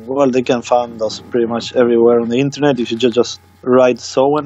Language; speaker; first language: English; non-native, fluent; Swedish